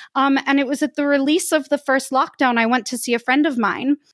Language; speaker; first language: English; native; English